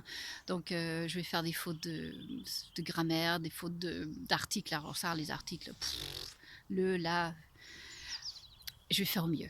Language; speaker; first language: French; non-native, fluent; English